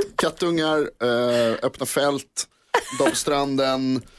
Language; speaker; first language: Swedish; native; Swedish